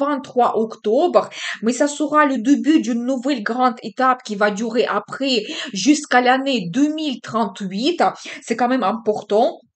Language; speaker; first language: French; non-native, fluent; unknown